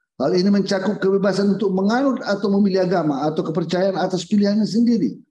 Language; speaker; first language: Indonesian; native; Indonesian